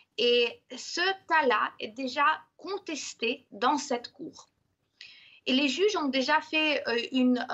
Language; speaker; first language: French; non-native, fluent; Ukrainian